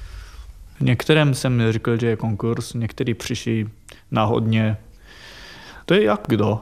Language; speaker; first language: Czech; non-native, fluent; Japanese